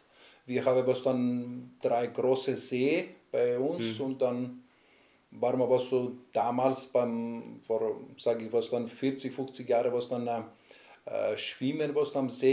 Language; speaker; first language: German; non-native, learner; Greek